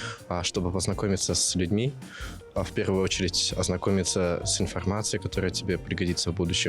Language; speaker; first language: Russian; native; Russian